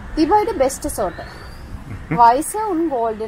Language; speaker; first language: German; non-native, learner; Sinhala